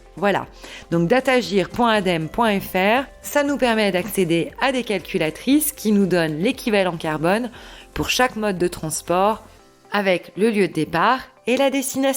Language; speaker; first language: French; native; French